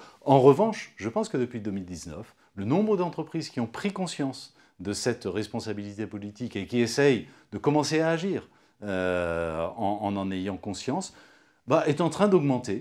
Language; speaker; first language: French; native; French